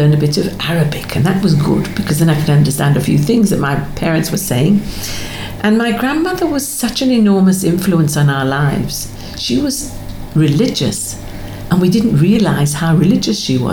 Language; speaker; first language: English; native; English